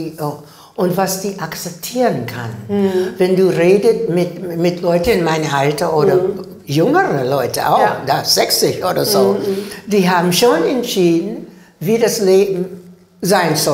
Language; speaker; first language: German; non-native, learner; English